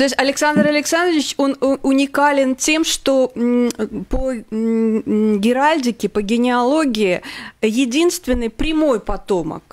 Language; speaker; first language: Russian; native; Russian